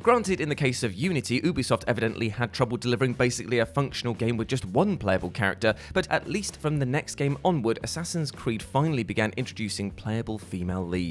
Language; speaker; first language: English; native; English